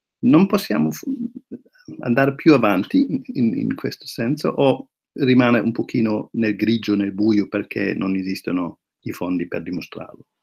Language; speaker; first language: Italian; non-native, fluent; German